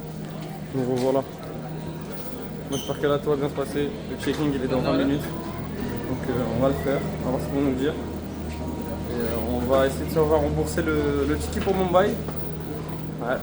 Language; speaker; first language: French; native; French